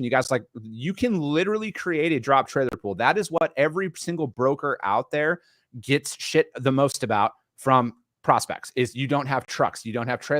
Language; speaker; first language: English; native; English